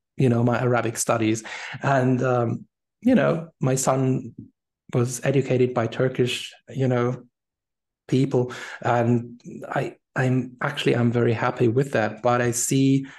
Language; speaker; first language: English; non-native, fluent; German